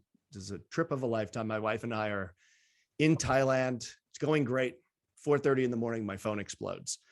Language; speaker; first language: English; native; English